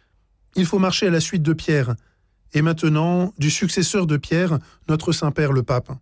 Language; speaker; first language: French; native; French